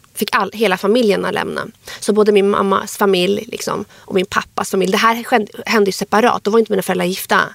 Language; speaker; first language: Swedish; early bilingual, other home language; Arabic